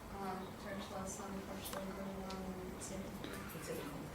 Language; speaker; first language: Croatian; non-native, learner; English